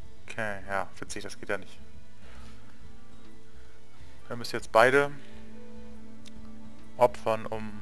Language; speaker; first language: German; native; German